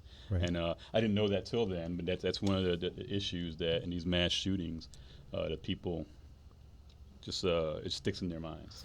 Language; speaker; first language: English; native; English